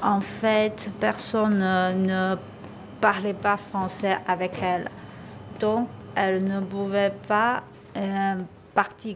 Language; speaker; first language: French; non-native, learner; Chinese